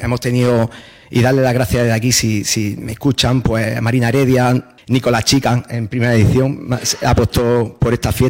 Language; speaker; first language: Spanish; native; Spanish